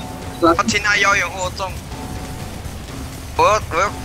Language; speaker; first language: Chinese; native; Chinese